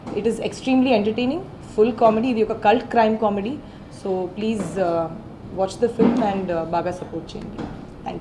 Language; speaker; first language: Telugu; non-native, learner; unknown